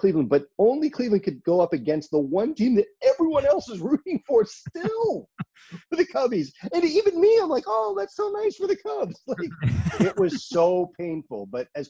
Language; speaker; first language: English; native; English